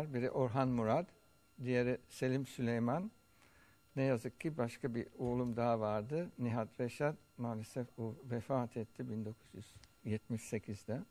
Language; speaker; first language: Turkish; early bilingual, heritage; Turkish